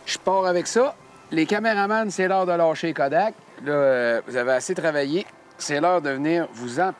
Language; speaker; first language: French; native; French